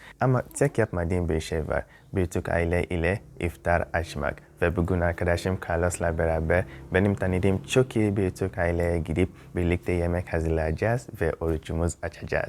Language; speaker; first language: Turkish; non-native, fluent; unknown